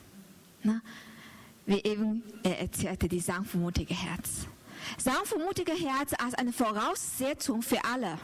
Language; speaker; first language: German; non-native, learner; Chinese